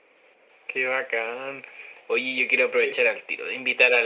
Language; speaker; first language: Spanish; native; Spanish